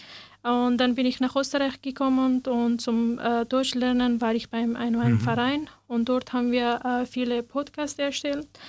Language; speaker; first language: German; non-native, learner; Persian